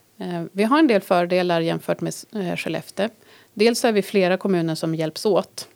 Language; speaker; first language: Swedish; native; Swedish